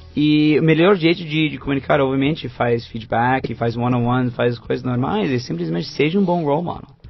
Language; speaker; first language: Portuguese; non-native, fluent; English